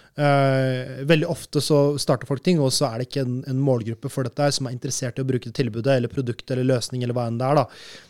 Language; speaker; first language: Norwegian; early bilingual, other home language; Urdu